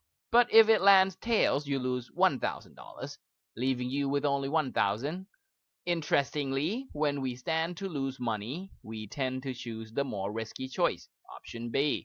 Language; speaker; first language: English; non-native, fluent; Thai